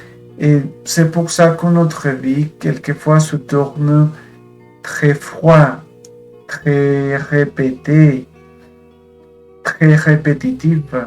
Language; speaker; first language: French; non-native, fluent; Spanish